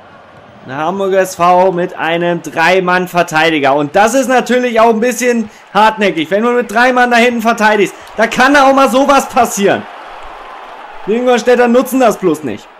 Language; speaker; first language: German; native; German